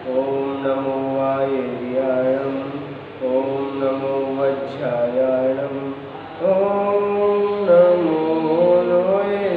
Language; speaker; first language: Hindi; native; Hindi